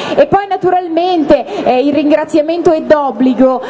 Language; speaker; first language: Italian; native; Italian